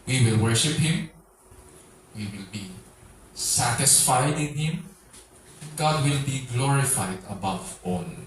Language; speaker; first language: English; non-native, local second language; Filipino